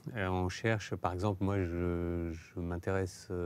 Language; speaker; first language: French; native; French